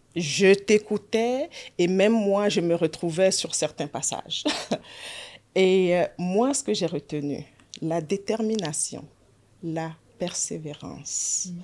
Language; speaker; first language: French; native; French